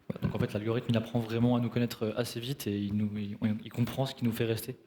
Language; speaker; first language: French; native; French